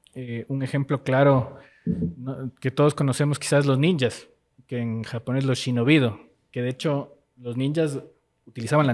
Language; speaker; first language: Spanish; native; Spanish